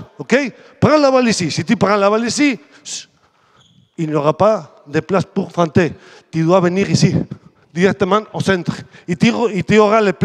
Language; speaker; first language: French; non-native, fluent; Spanish